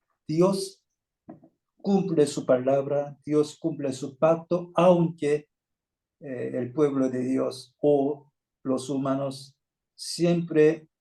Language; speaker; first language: Spanish; non-native, fluent; Korean